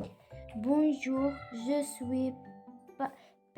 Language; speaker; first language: French; non-native, learner; Arabic